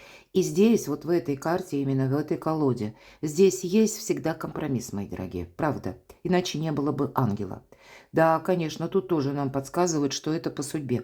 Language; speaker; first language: Russian; native; Russian